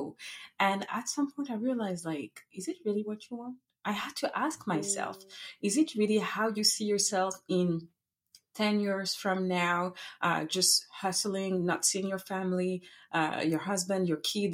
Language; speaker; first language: English; non-native, fluent; French